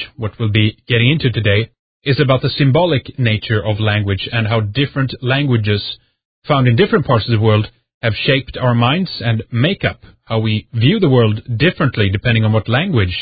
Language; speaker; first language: English; non-native, fluent; Swedish